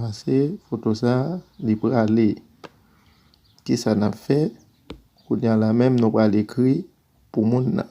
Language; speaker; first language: French; non-native, learner; Haitian Creole